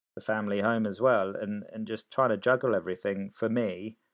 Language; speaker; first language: English; native; English